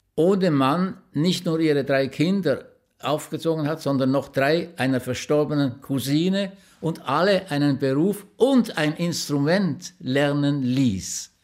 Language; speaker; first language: German; native; German